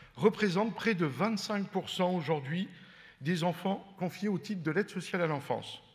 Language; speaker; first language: French; native; French